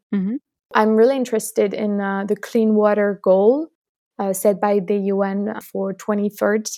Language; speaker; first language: English; non-native, fluent; French